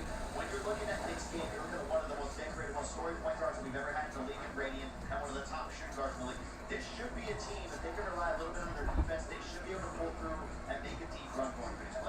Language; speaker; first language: English; native; English